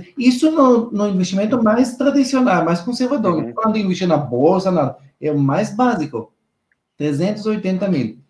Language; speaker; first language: Portuguese; non-native, fluent; Hebrew